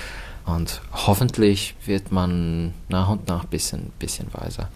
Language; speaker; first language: German; non-native, fluent; Finnish